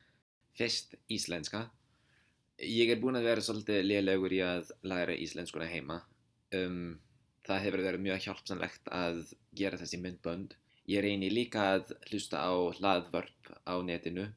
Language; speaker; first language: Icelandic; non-native, fluent; English